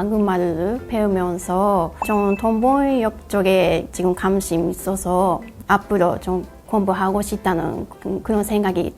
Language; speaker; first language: Korean; non-native, learner; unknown